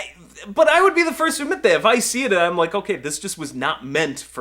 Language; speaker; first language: English; native; English